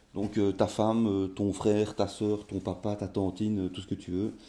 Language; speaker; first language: French; native; French